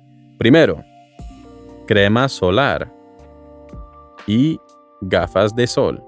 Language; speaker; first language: Spanish; non-native, learner; English